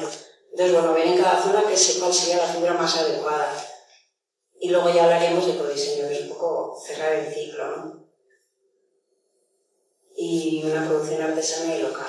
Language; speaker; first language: Spanish; native; Spanish